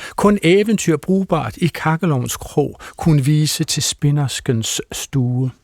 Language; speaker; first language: Danish; native; Danish